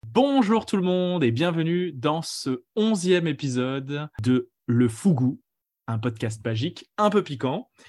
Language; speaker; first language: French; native; French